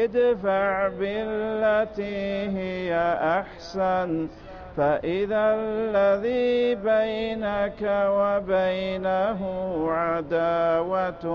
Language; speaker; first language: Arabic; native; Arabic